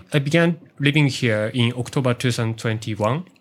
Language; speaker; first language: English; non-native, learner; Japanese